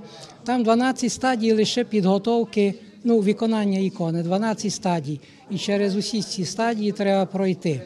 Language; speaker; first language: Ukrainian; native; Ukrainian